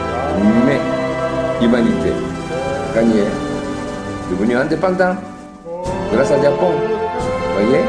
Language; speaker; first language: French; non-native, learner; Japanese